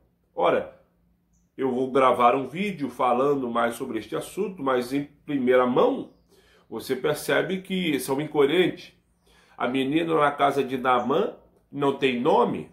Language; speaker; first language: Portuguese; native; Portuguese